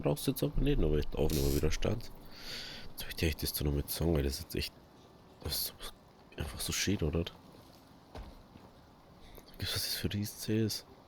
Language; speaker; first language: German; native; German